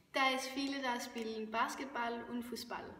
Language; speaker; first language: German; non-native, learner; Danish